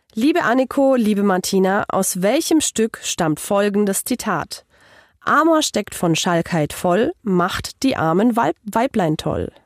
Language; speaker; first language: German; non-native, fluent; Hungarian